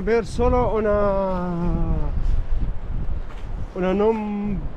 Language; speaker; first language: Spanish; non-native, learner; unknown